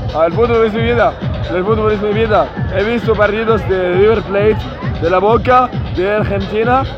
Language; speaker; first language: Spanish; non-native, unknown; Arabic